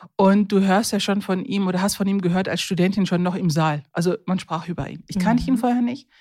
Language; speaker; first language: German; early bilingual, other home language; Turkish